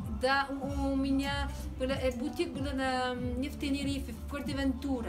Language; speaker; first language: Russian; non-native, learner; French